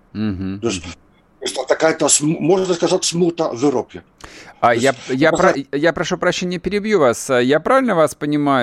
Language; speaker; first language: Russian; non-native, fluent; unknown